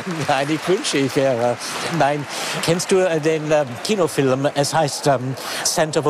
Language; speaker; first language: German; non-native, fluent; English